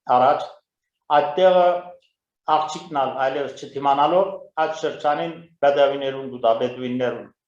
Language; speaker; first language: Armenian; native; Armenian